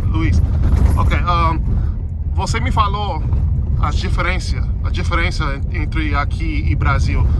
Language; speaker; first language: Portuguese; non-native, learner; English